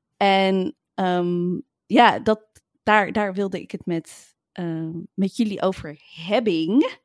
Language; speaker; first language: Dutch; early bilingual, other home language; Arabic